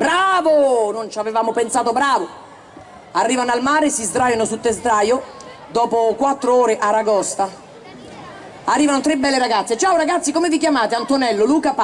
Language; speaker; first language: Italian; native; Italian